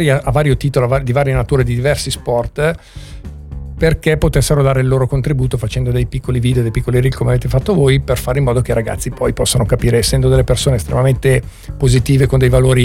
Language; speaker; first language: Italian; native; Italian